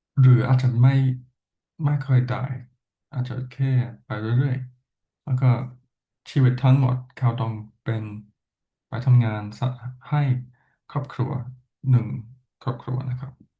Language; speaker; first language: Thai; non-native, fluent; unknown